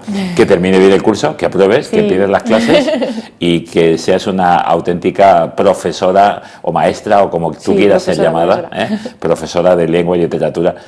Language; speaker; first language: Spanish; native; Spanish